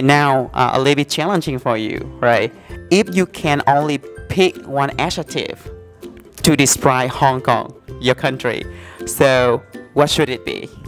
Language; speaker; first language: English; non-native, fluent; Vietnamese